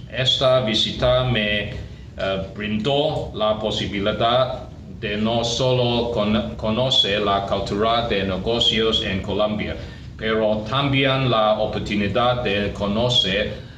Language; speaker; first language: Spanish; non-native, learner; Chinese